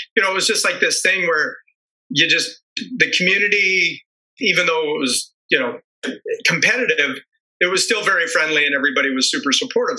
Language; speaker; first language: English; native; English